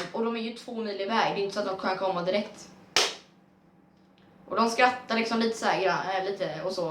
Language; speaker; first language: Swedish; native; Swedish